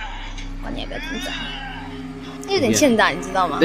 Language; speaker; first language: Chinese; native; Chinese